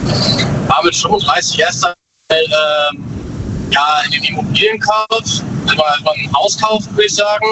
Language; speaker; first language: German; native; German